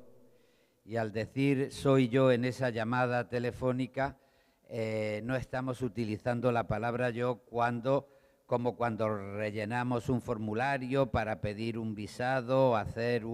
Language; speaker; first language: Spanish; native; Spanish